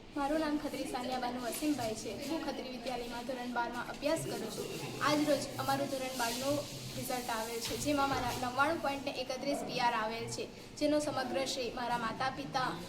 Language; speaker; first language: Gujarati; native; Gujarati